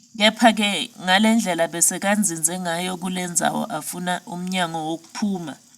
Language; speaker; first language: Zulu; non-native, local second language; Swati